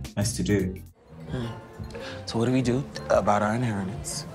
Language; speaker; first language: English; native; English